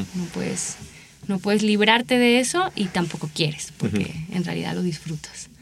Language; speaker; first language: Spanish; native; Spanish